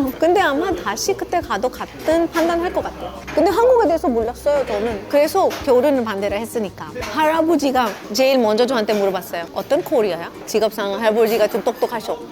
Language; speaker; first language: Korean; non-native, fluent; Hindi